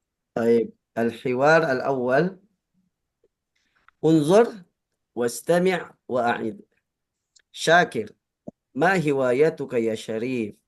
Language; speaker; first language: Arabic; non-native, fluent; Indonesian